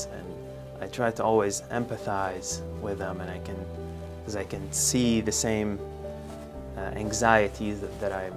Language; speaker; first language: English; non-native, fluent; Arabic